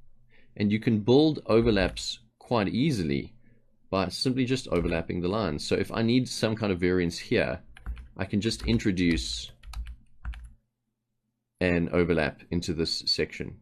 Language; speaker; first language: English; native; English